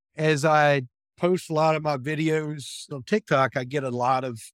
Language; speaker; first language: English; native; English